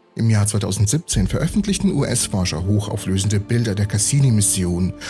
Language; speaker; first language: German; early bilingual, other home language; Russian